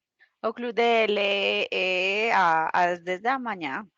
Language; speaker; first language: Portuguese; non-native, learner; Spanish